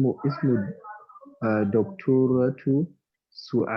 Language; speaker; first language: Arabic; non-native, learner; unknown